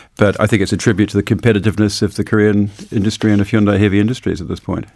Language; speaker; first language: English; native; English